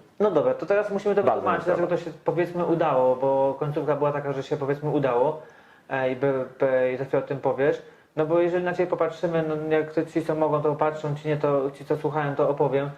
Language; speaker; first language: Polish; native; Polish